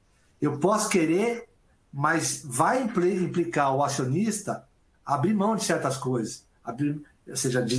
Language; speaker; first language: Portuguese; native; Portuguese